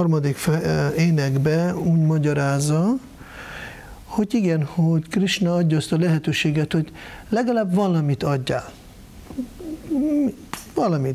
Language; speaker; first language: Hungarian; non-native, fluent; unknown